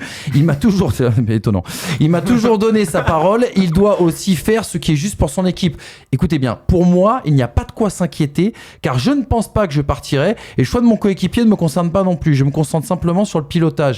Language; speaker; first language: French; native; French